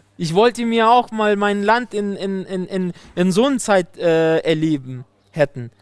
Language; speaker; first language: German; non-native, fluent; Persian